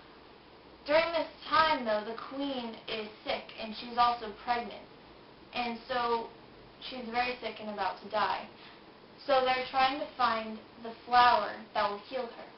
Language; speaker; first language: English; native; English